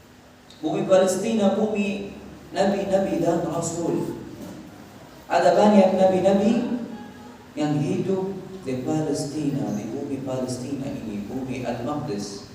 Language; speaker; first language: Indonesian; non-native, fluent; Arabic